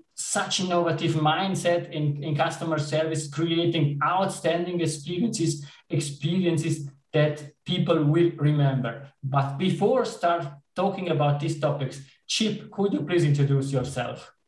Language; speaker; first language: English; non-native, fluent; Italian